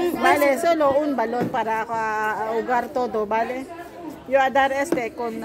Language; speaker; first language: Spanish; non-native, learner; Filipino